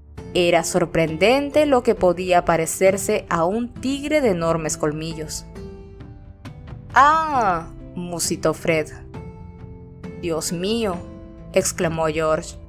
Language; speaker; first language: Spanish; native; Spanish